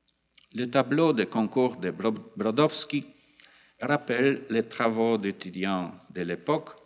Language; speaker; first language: French; non-native, fluent; Polish